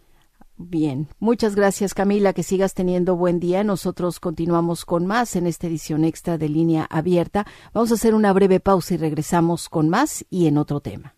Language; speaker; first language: Spanish; native; Spanish